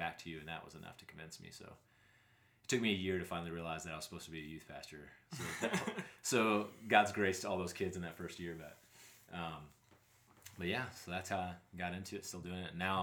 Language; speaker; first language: English; native; English